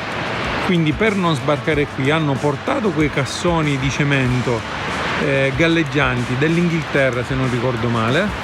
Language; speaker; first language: Italian; native; Italian